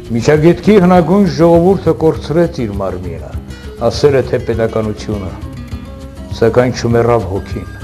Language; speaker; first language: Armenian; non-native, local second language; Assyrian Neo-Aramaic